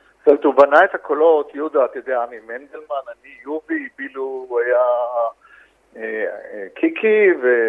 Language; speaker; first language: Hebrew; native; Hebrew